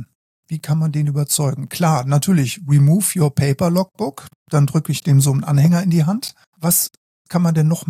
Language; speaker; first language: German; native; German